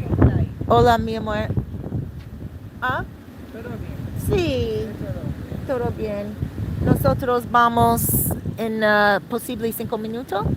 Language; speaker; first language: Spanish; non-native, learner; English